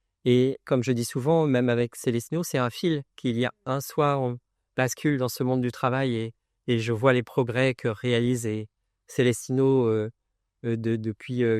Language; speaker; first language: French; native; French